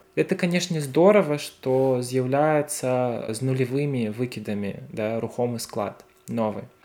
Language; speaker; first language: Belarusian; non-native, local second language; Russian